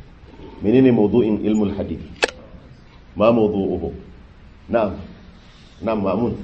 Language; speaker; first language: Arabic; non-native, fluent; Hausa